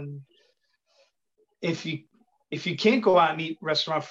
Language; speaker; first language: English; native; English